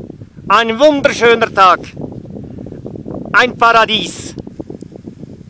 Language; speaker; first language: German; native; German